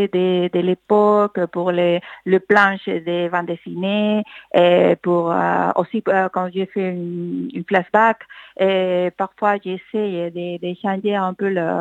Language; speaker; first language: French; non-native, fluent; Spanish